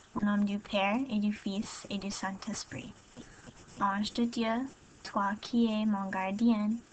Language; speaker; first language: French; non-native, fluent; English